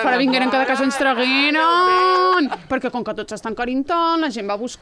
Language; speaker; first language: Catalan; native; Catalan